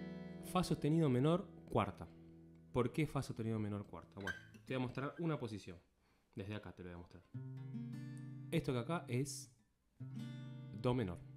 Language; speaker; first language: Spanish; native; Spanish